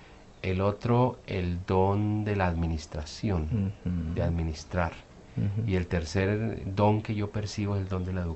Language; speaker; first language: Spanish; native; Spanish